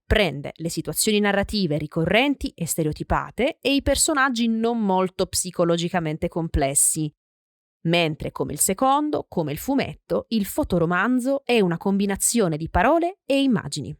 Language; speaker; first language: Italian; native; Italian